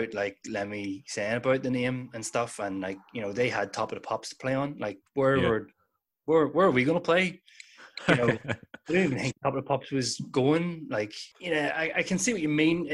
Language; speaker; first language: English; native; English